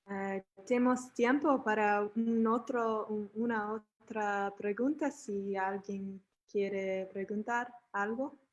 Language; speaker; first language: Spanish; non-native, learner; English